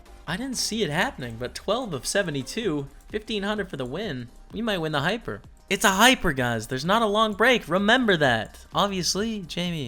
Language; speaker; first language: English; native; English